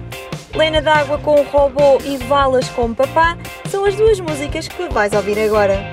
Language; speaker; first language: Portuguese; native; Portuguese